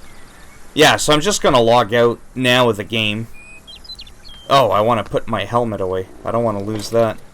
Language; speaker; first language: English; native; English